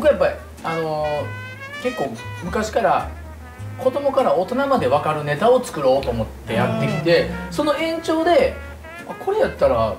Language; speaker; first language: Japanese; native; Japanese